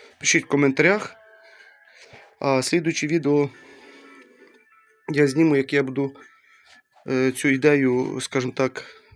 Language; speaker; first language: Ukrainian; native; Ukrainian